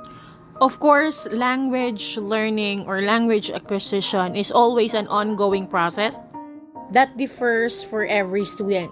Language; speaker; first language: English; non-native, local second language; Filipino